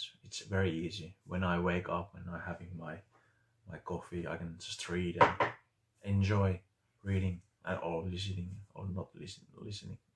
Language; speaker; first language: English; non-native, fluent; Finnish